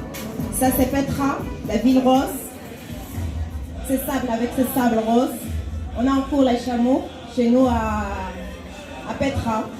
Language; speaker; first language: French; non-native, learner; Arabic